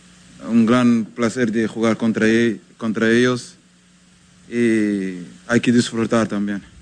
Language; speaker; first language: Spanish; non-native, fluent; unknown